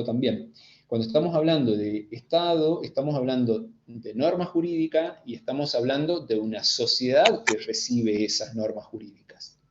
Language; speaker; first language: Spanish; native; Spanish